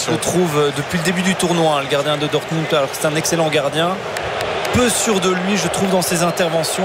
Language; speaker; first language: French; native; French